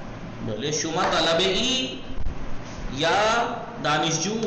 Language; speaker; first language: Persian; non-native, fluent; Urdu